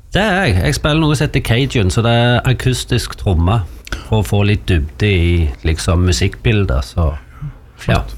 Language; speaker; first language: Norwegian; native; Norwegian